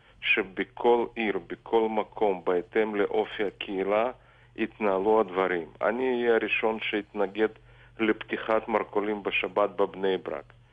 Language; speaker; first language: Hebrew; non-native, fluent; Russian